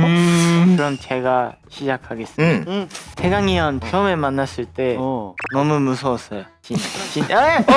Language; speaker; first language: Korean; non-native, learner; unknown